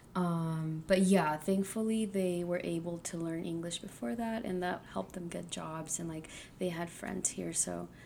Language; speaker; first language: English; early bilingual, other home language; Spanish